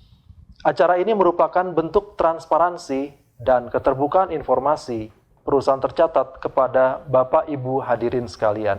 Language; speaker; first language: Indonesian; native; Indonesian